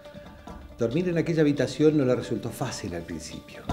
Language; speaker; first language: Spanish; native; Spanish